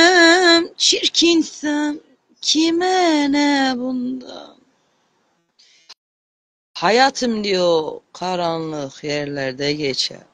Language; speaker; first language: Turkish; native; Turkish